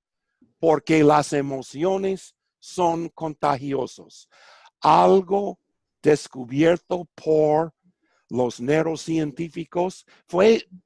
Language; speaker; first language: Spanish; non-native, fluent; English